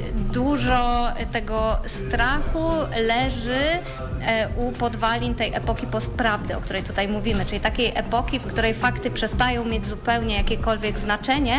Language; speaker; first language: Polish; native; Polish